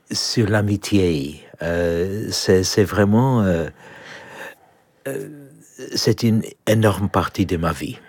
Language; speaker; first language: French; non-native, fluent; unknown